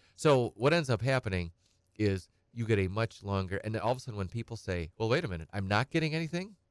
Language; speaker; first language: English; native; English